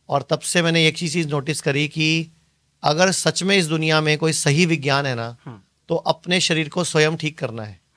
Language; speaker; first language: Hindi; native; Hindi